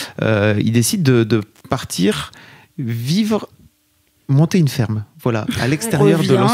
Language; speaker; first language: French; native; French